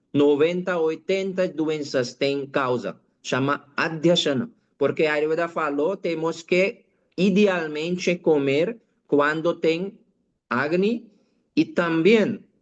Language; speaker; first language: Portuguese; non-native, learner; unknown